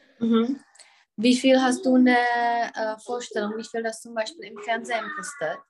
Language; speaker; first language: German; non-native, fluent; Czech